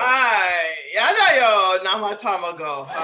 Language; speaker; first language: Japanese; non-native, learner; English